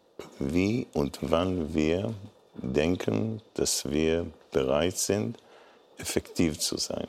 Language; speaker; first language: German; non-native, fluent; Hebrew